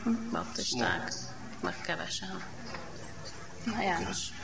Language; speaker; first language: Hungarian; native; Hungarian